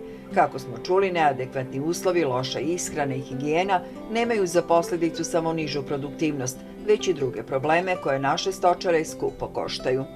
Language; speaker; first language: Serbian; native; Serbian